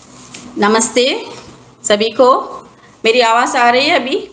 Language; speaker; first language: Hindi; non-native, learner; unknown